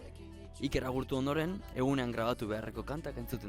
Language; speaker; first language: Basque; native; Basque